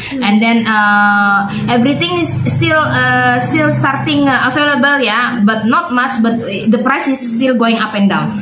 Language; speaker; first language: English; non-native, learner; Indonesian